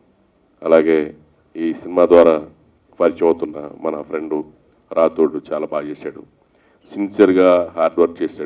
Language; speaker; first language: Telugu; native; Telugu